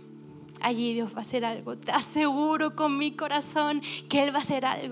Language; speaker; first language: Spanish; native; Spanish